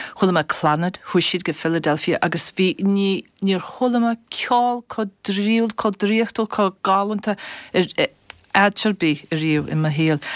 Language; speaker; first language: Irish; non-native, fluent; English